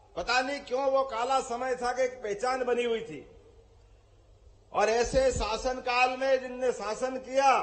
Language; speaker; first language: Hindi; native; Hindi